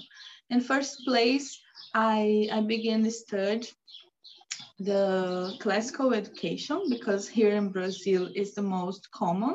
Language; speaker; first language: English; non-native, learner; Portuguese